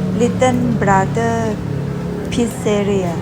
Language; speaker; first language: English; non-native, learner; Thai